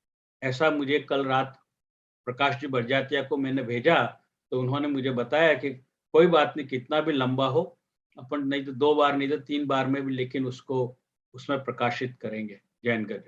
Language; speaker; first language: Hindi; native; Hindi